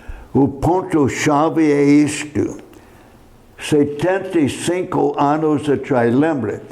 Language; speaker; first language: Portuguese; non-native, fluent; English